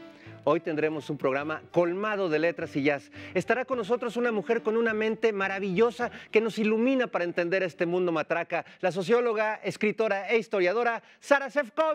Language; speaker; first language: Spanish; native; Spanish